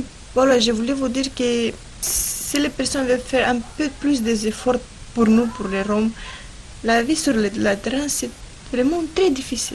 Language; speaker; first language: French; non-native, fluent; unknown